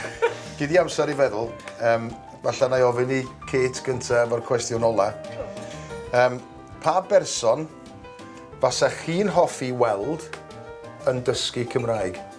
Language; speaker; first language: Welsh; native; Welsh